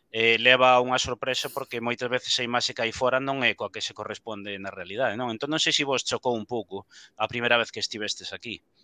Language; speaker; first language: Galician; native; Galician